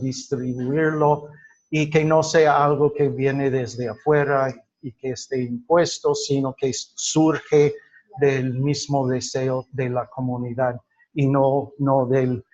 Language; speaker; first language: Spanish; non-native, fluent; English